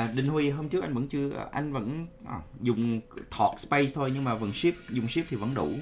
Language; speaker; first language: English; non-native, fluent; Vietnamese